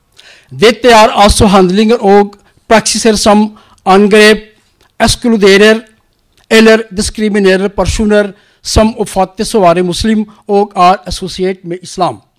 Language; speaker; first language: Norwegian; non-native, learner; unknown